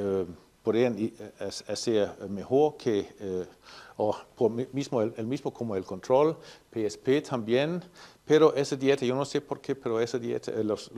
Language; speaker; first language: Spanish; non-native, fluent; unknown